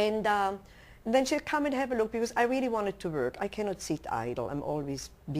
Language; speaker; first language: English; non-native, local second language; German